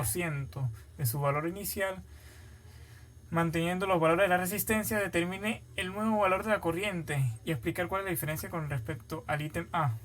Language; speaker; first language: Spanish; native; Spanish